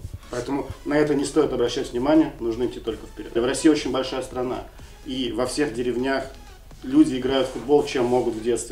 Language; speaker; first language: Russian; native; Russian